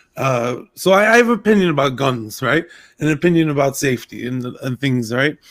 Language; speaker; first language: English; native; English